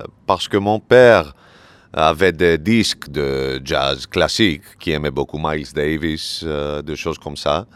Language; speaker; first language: French; non-native, learner; Greek